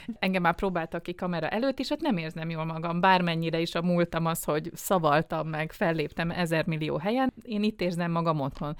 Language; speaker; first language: Hungarian; native; Hungarian